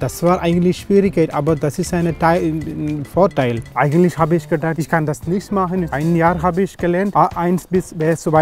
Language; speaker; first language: German; non-native, learner; Malayalam